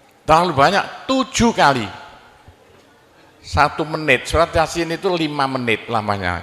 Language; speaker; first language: Indonesian; non-native, local second language; Javanese